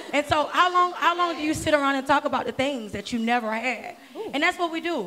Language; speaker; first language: English; native; English